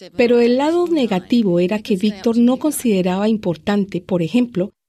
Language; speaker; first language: Spanish; non-native, fluent; English